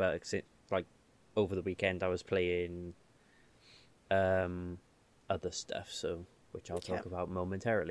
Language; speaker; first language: English; native; English